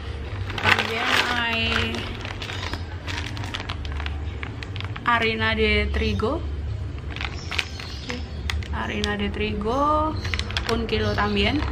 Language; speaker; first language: Spanish; non-native, learner; Indonesian